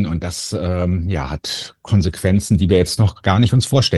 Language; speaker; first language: German; native; German